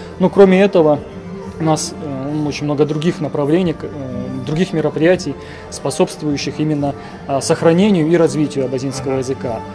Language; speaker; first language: Russian; native; Russian